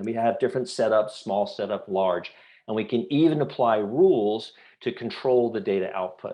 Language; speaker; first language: English; native; English